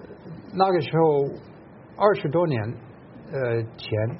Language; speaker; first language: Chinese; non-native, fluent; English